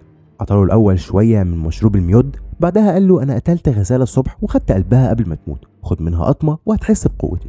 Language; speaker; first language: Arabic; native; Arabic